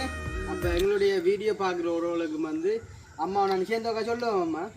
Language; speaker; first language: Tamil; native; Tamil